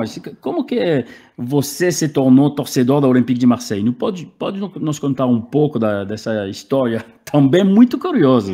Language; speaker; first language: Portuguese; non-native, fluent; French